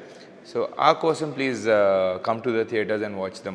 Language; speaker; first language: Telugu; non-native, local second language; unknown